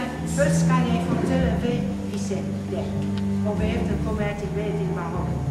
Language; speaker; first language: Danish; non-native, fluent; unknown